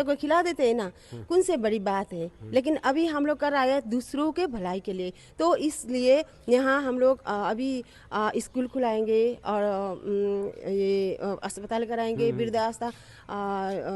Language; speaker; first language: Hindi; non-native, learner; Nepali